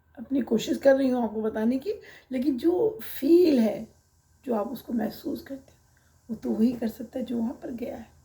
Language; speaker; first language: Hindi; native; Hindi